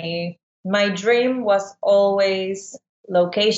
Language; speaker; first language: English; non-native, fluent; Spanish